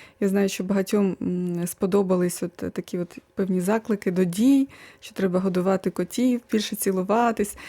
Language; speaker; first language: Ukrainian; native; Ukrainian